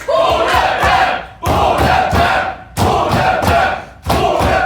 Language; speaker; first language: French; native; French